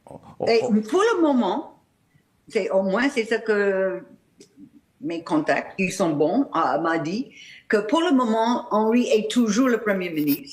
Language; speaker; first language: French; non-native, fluent; English